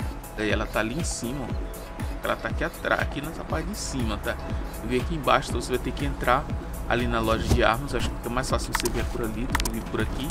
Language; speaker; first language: Portuguese; native; Portuguese